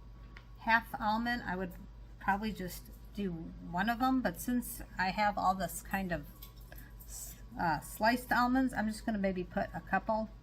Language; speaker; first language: English; native; English